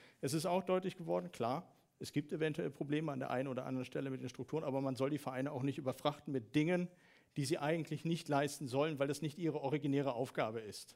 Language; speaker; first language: German; native; German